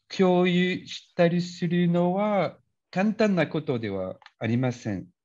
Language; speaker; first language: Japanese; non-native, learner; French